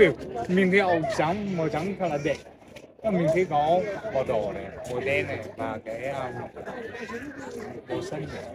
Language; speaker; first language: Vietnamese; non-native, learner; Chinese